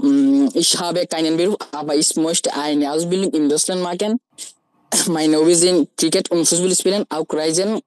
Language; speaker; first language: German; non-native, learner; Bangla